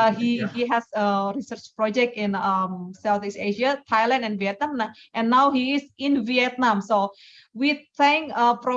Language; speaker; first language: English; non-native, fluent; Indonesian